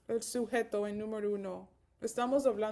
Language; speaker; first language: Spanish; early bilingual, heritage; Spanish